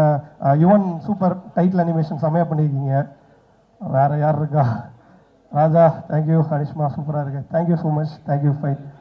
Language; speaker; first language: Tamil; native; Tamil